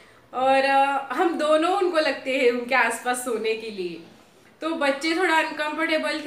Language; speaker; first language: Hindi; native; Hindi